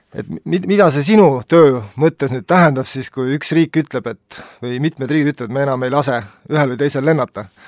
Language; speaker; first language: Estonian; native; Estonian